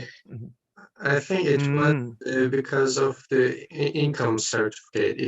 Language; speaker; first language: English; non-native, fluent; Turkish